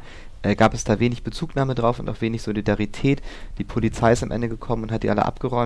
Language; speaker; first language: German; native; German